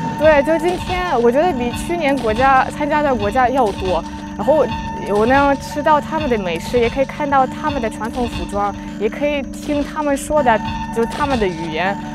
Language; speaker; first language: Chinese; non-native, fluent; Russian